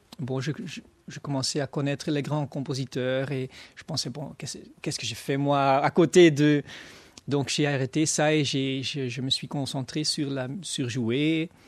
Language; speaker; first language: French; non-native, local second language; Dutch